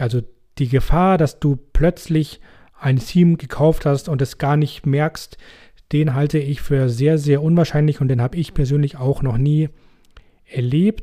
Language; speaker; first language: German; native; German